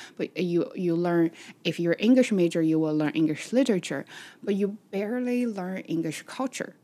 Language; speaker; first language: English; non-native, fluent; Chinese